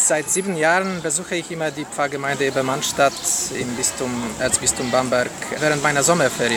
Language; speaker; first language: German; non-native, fluent; Polish